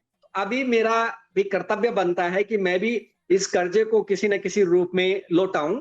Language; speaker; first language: Hindi; native; Hindi